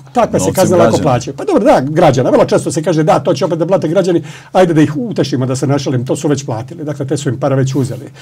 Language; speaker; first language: Bosnian; native; Bosnian